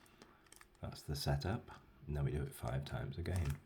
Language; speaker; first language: English; native; English